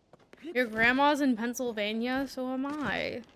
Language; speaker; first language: English; native; English